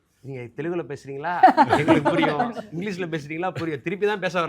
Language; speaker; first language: Tamil; native; Tamil